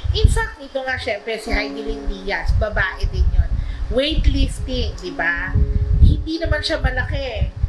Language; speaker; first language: Filipino; non-native, local second language; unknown